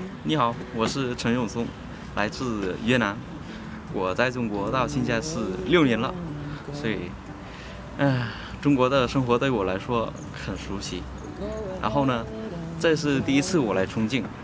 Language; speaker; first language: Chinese; non-native, fluent; Vietnamese